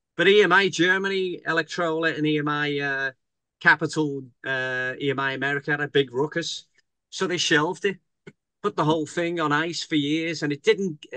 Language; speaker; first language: English; native; English